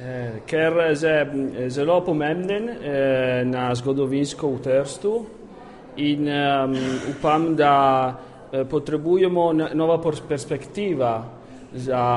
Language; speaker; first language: Slovenian; non-native, learner; Italian